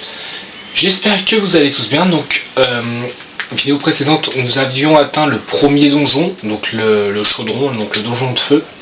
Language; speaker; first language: French; native; French